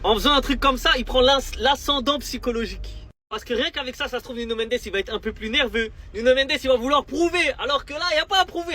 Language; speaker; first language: French; native; French